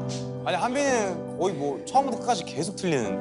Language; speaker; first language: Korean; native; Korean